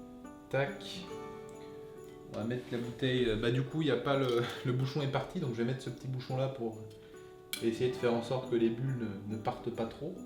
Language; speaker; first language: French; native; French